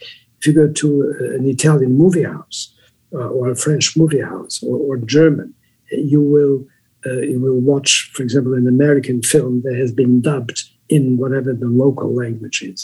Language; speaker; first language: English; non-native, fluent; Portuguese